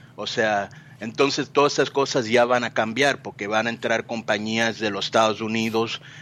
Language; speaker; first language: Spanish; early bilingual, heritage; Spanish